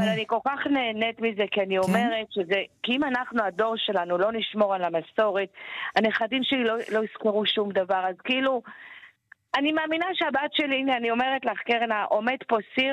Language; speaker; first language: Hebrew; native; Hebrew